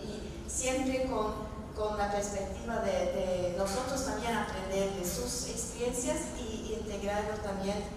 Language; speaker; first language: Spanish; non-native, fluent; Norwegian